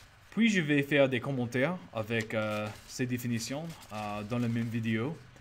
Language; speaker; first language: French; non-native, fluent; English